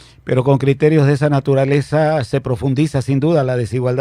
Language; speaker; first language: Spanish; native; Spanish